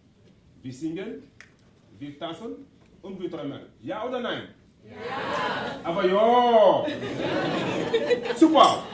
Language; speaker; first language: German; non-native, learner; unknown